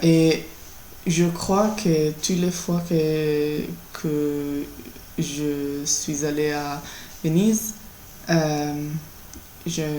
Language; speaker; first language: French; non-native, learner; Italian